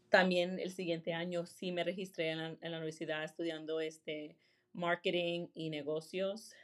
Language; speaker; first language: Spanish; early bilingual, heritage; Spanish